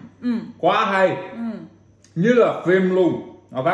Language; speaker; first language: Vietnamese; non-native, fluent; English